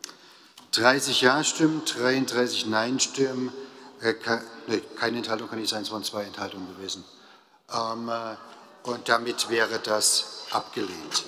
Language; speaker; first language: German; native; German